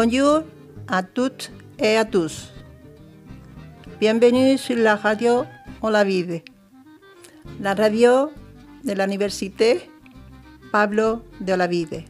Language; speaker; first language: French; non-native, learner; Spanish